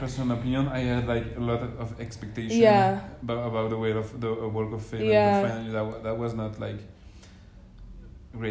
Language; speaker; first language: English; non-native, fluent; French